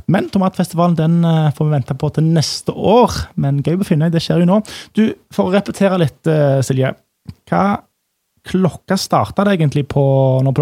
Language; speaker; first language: Norwegian; native; Norwegian